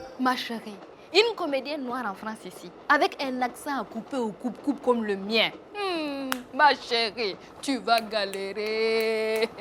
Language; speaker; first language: French; non-native, local second language; Mossi